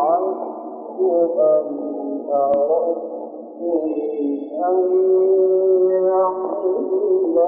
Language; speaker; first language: Arabic; native; Arabic